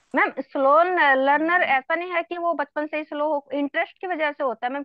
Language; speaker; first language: Hindi; native; Hindi